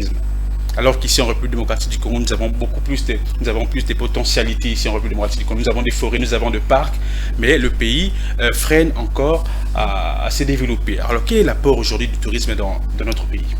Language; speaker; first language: French; non-native, local second language; Lingala